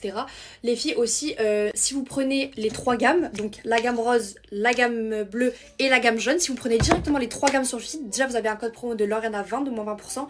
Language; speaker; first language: French; native; French